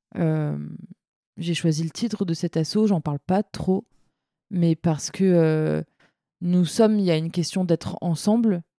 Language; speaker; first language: French; native; French